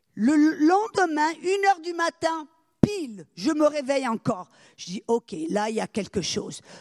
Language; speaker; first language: French; native; French